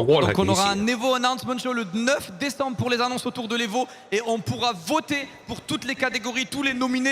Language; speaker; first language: French; native; French